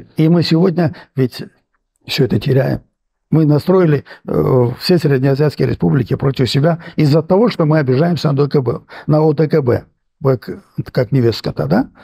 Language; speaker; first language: Russian; non-native, local second language; Armenian